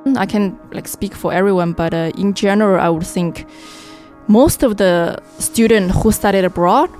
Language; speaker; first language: English; non-native, fluent; Chinese